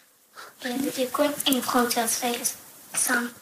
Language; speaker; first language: Danish; early bilingual, heritage; Danish